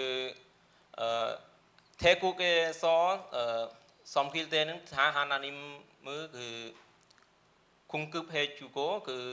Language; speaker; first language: Korean; non-native, learner; Khmer